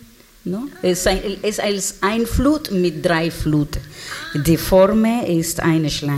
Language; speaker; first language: German; non-native, learner; Spanish